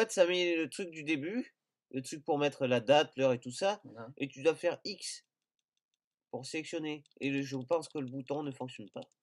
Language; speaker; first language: French; native; French